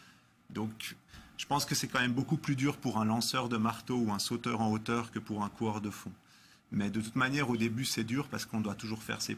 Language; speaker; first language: French; native; French